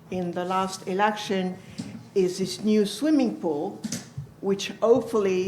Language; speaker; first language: English; non-native, fluent; French